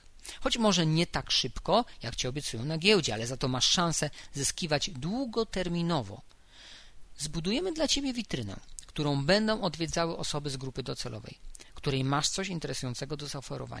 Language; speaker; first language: Polish; native; Polish